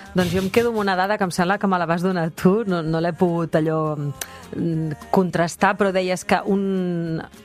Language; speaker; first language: Catalan; native; Catalan